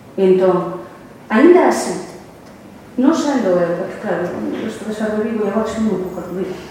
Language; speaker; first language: Galician; non-native, local second language; Spanish